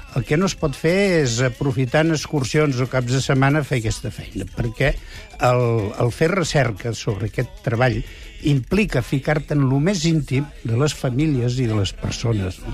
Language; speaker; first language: Catalan; native; Catalan